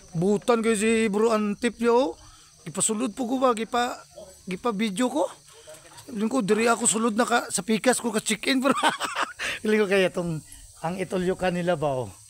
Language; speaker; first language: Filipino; non-native, local second language; Hiligaynon